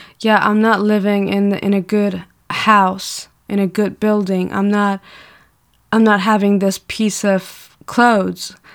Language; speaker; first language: English; non-native, fluent; Persian